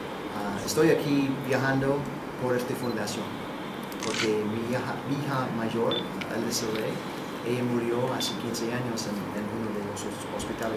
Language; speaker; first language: Spanish; non-native, learner; English